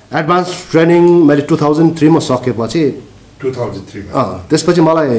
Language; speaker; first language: Nepali; non-native, local second language; Sherpa